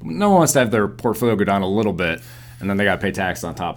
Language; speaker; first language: English; native; English